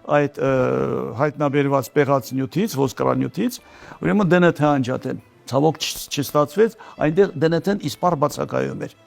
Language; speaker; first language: Armenian; native; Armenian